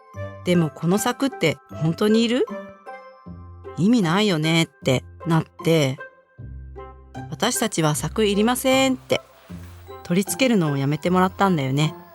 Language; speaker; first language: Japanese; native; Japanese